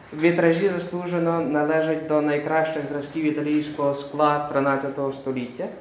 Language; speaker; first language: Ukrainian; native; Ukrainian